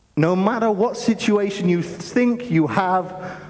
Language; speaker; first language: English; native; English